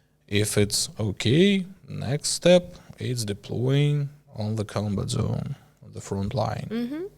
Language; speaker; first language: English; non-native, learner; Ukrainian